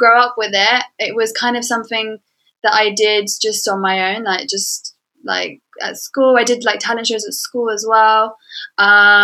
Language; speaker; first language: English; native; English